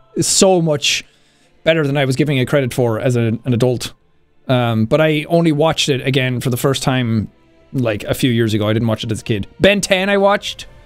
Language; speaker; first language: English; native; English